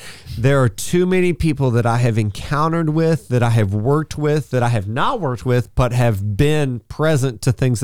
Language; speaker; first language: English; native; English